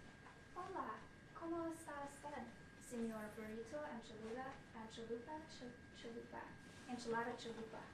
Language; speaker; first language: Spanish; non-native, learner; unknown